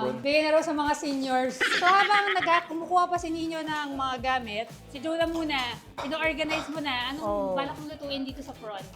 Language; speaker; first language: Filipino; native; Filipino